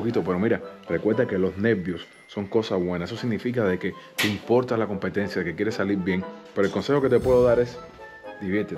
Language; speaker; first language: Spanish; native; Spanish